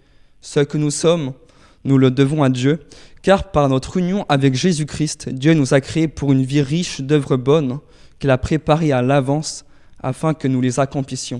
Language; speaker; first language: French; native; French